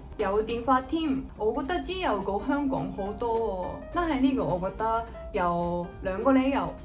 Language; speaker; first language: Cantonese; non-native, fluent; Japanese